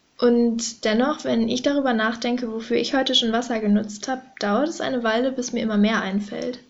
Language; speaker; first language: German; native; German